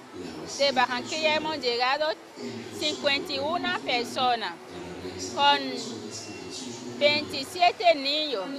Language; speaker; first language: Spanish; non-native, fluent; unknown